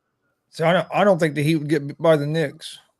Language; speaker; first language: English; native; English